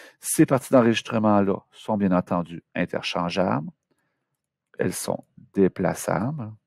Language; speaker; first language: French; native; French